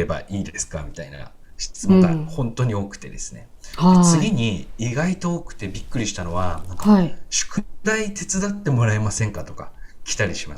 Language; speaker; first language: Japanese; native; Japanese